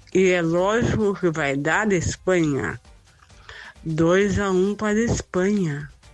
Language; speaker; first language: Portuguese; native; Portuguese